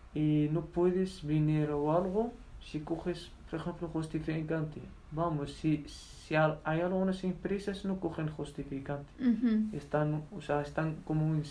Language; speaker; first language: Spanish; non-native, learner; Berber languages